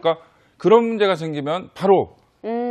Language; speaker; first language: Korean; native; Korean